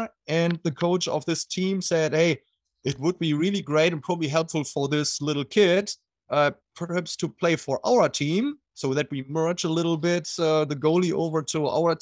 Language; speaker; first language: English; non-native, fluent; German